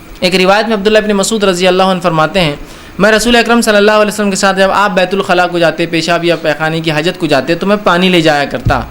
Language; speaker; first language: Urdu; native; Urdu